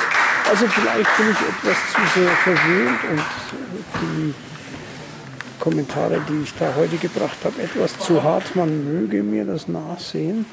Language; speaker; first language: German; native; German